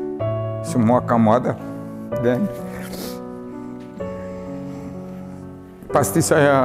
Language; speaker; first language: Indonesian; non-native, fluent; Serbian